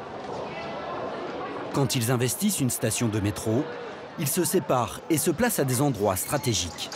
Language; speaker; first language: French; native; French